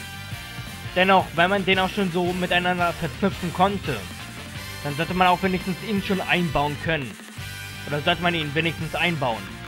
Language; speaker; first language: German; native; German